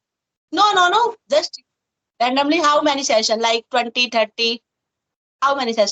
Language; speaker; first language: English; non-native, fluent; Hindi